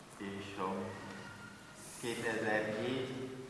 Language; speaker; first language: Hungarian; non-native, learner; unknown